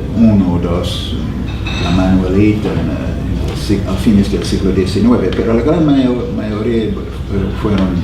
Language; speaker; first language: Spanish; non-native, fluent; English